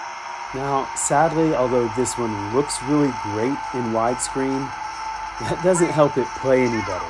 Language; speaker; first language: English; native; English